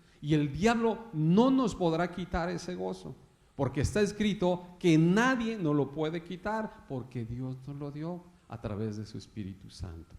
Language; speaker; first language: Spanish; native; Spanish